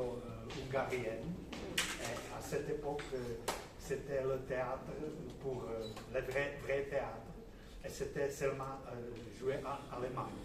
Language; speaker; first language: French; non-native, fluent; Czech